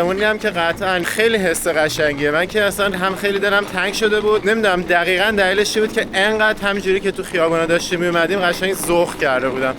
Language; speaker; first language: Persian; native; Persian